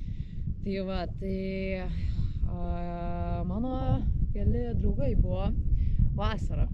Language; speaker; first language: Lithuanian; native; Lithuanian